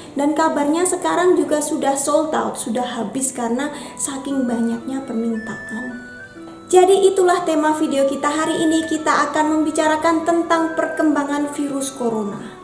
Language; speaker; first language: Indonesian; native; Indonesian